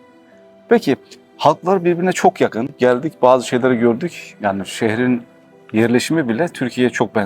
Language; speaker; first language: Turkish; native; Turkish